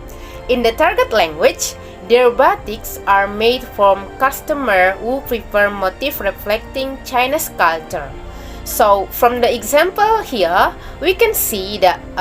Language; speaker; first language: English; non-native, learner; Indonesian